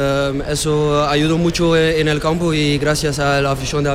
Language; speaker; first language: Spanish; non-native, learner; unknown